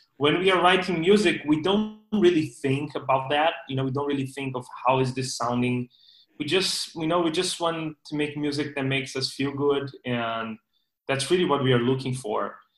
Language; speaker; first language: English; non-native, fluent; Portuguese